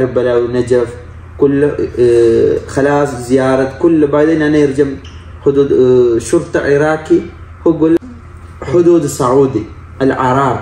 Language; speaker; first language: Arabic; non-native, learner; Malayalam